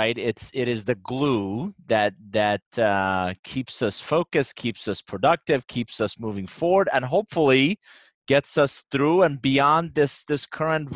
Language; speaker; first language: English; non-native, fluent; Persian